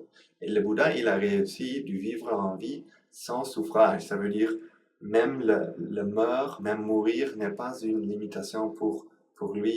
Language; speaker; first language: French; non-native, learner; Sinhala